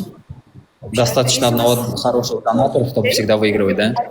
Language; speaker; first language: Russian; non-native, local second language; Turkmen